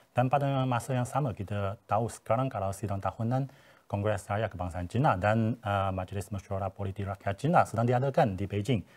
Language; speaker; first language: Malay; non-native, fluent; Chinese